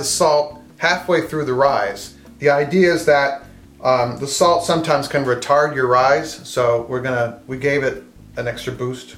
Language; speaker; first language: English; native; English